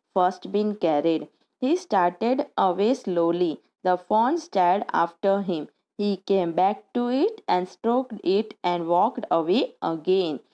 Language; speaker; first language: English; non-native, local second language; Gujarati